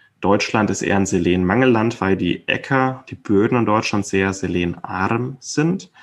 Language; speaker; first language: German; native; German